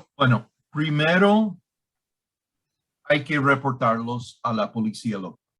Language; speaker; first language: Spanish; non-native, learner; English